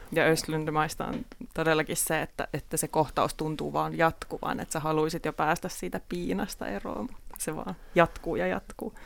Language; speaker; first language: Finnish; native; Finnish